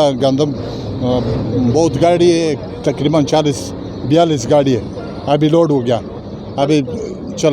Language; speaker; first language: Hindi; non-native, learner; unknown